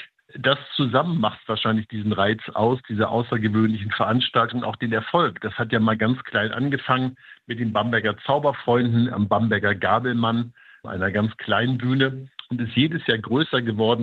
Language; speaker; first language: German; native; German